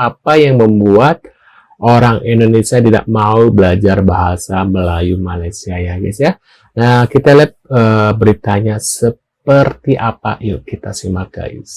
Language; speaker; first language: Indonesian; native; Indonesian